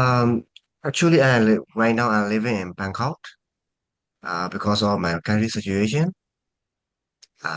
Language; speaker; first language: English; non-native, fluent; Burmese